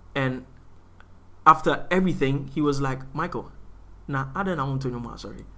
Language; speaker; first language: English; non-native, local second language; Akan